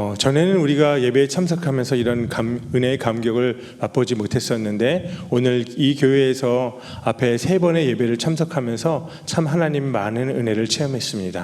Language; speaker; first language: Korean; native; Korean